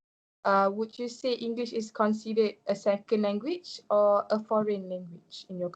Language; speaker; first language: English; non-native, local second language; Malay